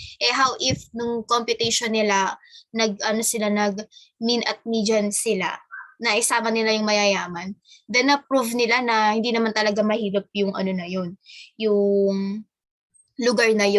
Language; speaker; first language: Filipino; native; Filipino